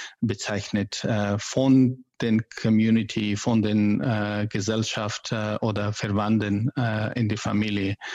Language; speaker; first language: German; non-native, learner; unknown